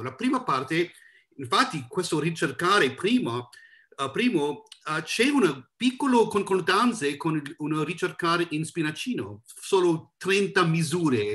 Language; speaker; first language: Italian; non-native, learner; English